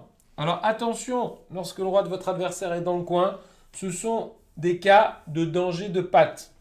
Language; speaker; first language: French; native; French